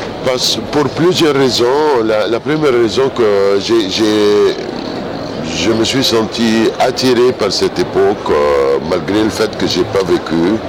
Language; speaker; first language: French; non-native, fluent; Arabic